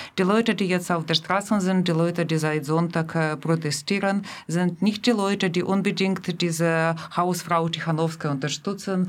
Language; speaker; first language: German; non-native, fluent; Russian